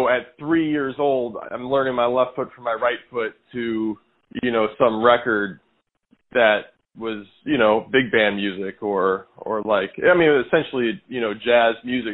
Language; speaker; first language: English; native; English